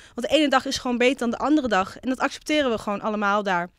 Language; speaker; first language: Dutch; native; Dutch